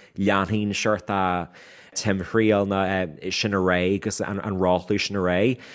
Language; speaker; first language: Irish; native; Irish